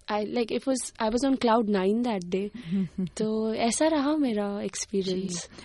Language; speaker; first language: Hindi; native; Hindi